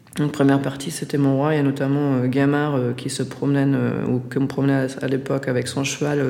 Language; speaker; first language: French; non-native, fluent; German